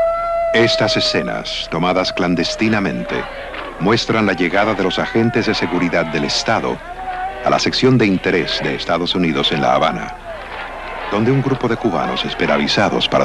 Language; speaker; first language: Spanish; native; Spanish